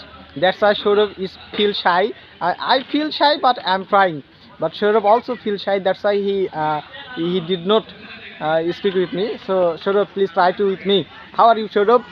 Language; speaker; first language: English; non-native, learner; Bangla